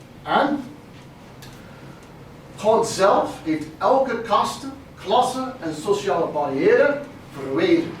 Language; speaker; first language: Dutch; non-native, fluent; English